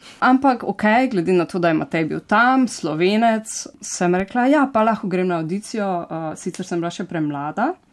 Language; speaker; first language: Slovenian; native; Slovenian